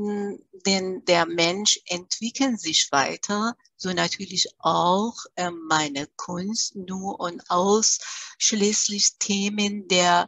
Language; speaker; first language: German; early bilingual, other home language; Persian